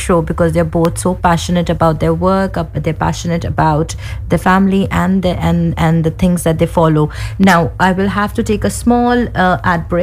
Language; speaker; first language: English; non-native, local second language; Hindi